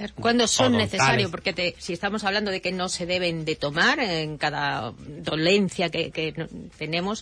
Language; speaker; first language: Spanish; native; Spanish